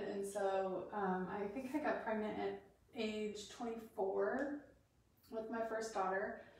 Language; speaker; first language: English; native; English